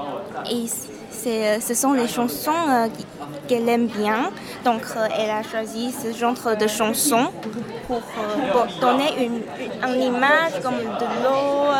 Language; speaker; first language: French; non-native, fluent; Chinese